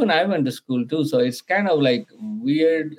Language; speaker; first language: English; non-native, local second language; Telugu